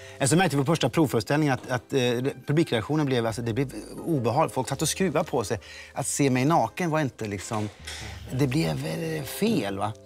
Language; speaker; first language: Swedish; native; Swedish